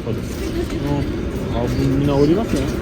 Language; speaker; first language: Japanese; non-native, fluent; French